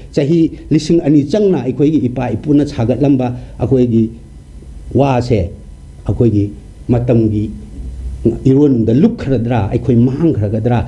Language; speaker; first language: Manipuri; non-native, local second language; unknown